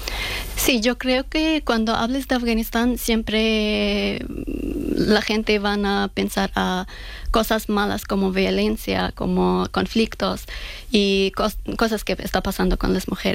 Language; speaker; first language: Spanish; non-native, learner; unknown